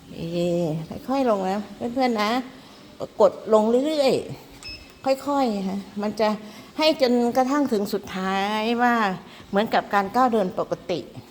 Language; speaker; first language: Thai; non-native, local second language; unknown